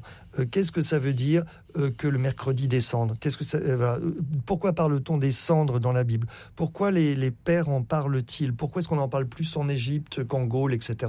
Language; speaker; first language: French; native; French